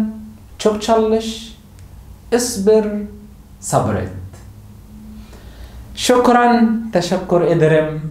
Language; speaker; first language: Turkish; non-native, learner; Arabic